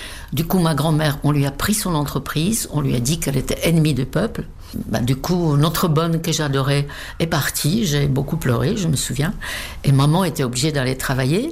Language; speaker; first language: French; non-native, fluent; Czech